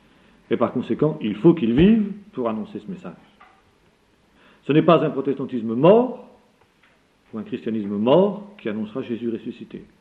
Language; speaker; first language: French; native; French